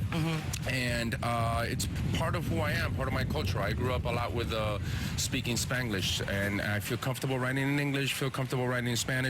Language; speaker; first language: English; early bilingual, other home language; Spanish